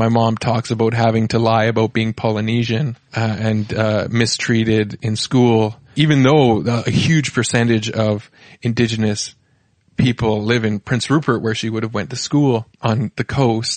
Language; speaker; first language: English; native; English